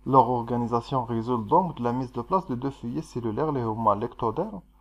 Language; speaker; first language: French; non-native, local second language; Arabic